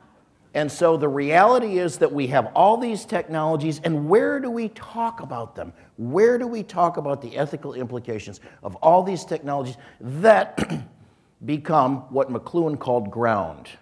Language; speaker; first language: English; native; English